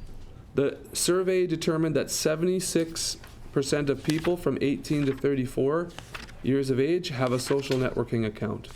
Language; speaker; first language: English; native; English